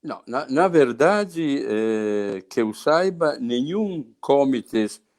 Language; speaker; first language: Portuguese; non-native, fluent; Italian